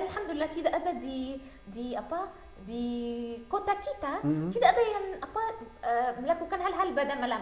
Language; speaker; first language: Indonesian; non-native, learner; Arabic